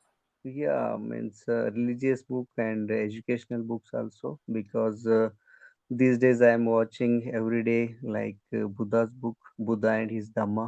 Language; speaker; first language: English; non-native, learner; Kannada